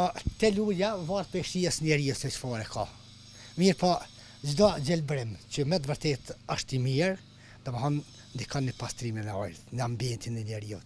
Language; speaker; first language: Albanian; native; Albanian